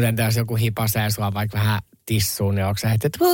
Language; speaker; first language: Finnish; native; Finnish